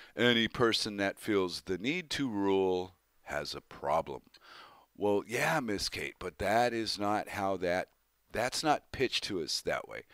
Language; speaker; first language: English; native; English